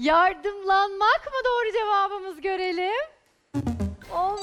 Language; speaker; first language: Turkish; native; Turkish